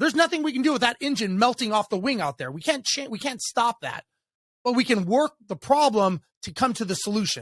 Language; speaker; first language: English; native; English